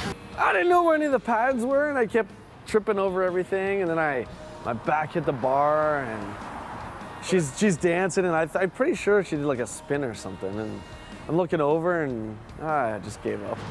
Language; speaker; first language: English; native; English